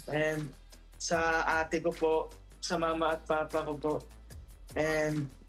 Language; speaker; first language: Filipino; non-native, local second language; Cebuano